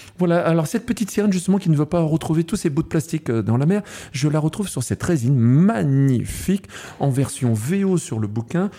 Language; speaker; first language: French; native; French